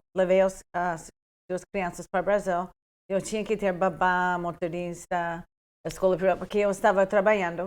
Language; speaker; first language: Portuguese; non-native, fluent; English